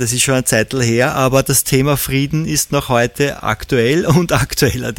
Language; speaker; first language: German; native; German